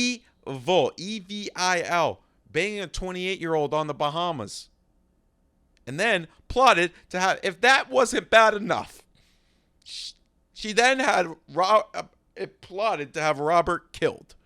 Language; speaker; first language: English; native; English